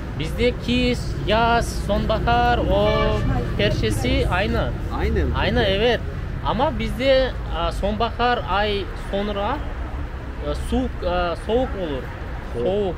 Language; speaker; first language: Turkish; non-native, learner; Kazakh